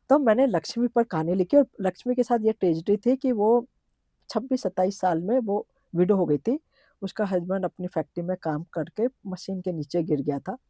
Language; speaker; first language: Hindi; native; Hindi